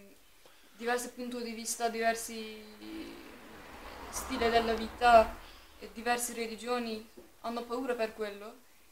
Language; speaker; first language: Italian; non-native, fluent; Turkish